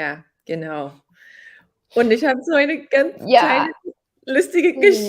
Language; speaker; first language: German; non-native, fluent; English